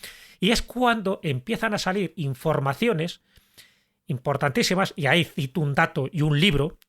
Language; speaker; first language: Spanish; native; Spanish